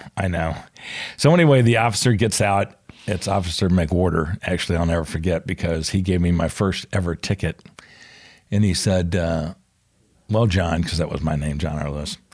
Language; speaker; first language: English; native; English